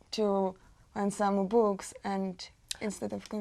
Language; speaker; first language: English; non-native, learner; Czech